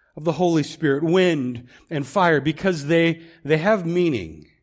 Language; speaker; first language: English; native; English